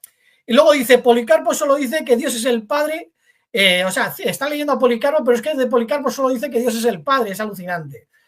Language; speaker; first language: Spanish; native; Spanish